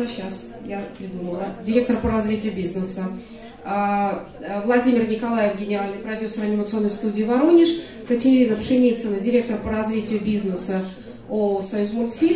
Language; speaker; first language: Russian; native; Russian